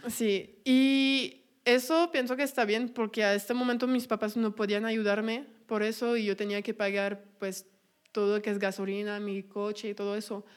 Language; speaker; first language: Spanish; non-native, fluent; French